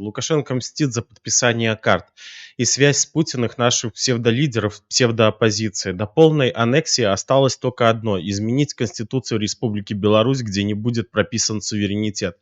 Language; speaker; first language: Russian; native; Russian